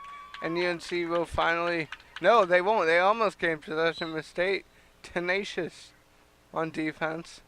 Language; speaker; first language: English; native; English